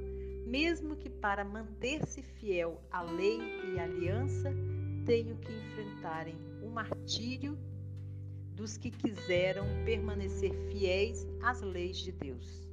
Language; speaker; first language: Portuguese; native; Portuguese